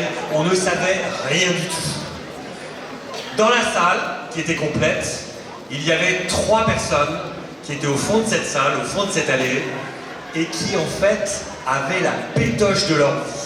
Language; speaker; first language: French; native; French